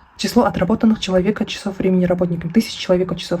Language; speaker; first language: Russian; non-native, local second language; Kazakh